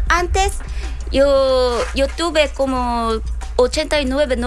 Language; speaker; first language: Spanish; non-native, learner; Korean